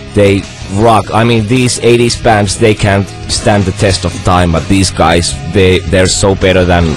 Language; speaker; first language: English; non-native, fluent; Finnish